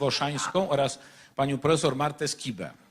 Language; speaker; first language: Polish; native; Polish